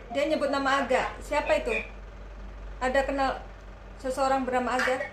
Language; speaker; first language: Indonesian; native; Indonesian